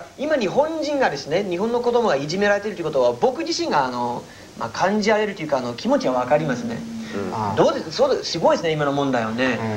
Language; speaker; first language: Japanese; non-native, fluent; English